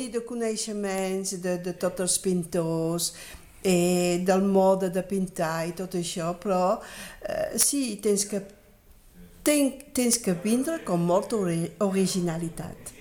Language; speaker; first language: Catalan; early bilingual, heritage; Catalan